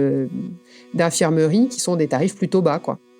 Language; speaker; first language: French; native; French